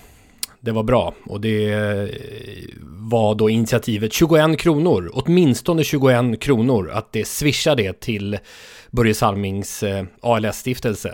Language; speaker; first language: Swedish; native; Swedish